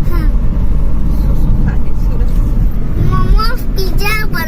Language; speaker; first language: Gujarati; non-native, local second language; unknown